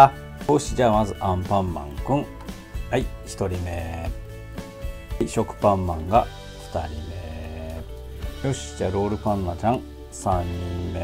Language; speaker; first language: Japanese; native; Japanese